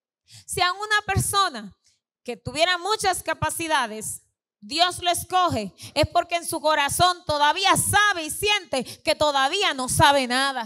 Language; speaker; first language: Spanish; native; Spanish